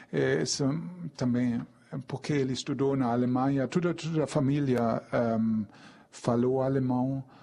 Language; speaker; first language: Portuguese; non-native, fluent; German